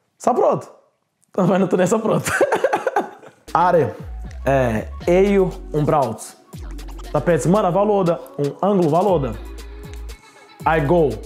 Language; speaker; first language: Latvian; non-native, learner; Portuguese